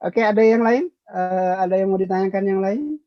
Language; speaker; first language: Indonesian; native; Indonesian